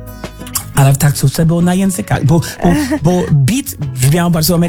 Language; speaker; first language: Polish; non-native, learner; English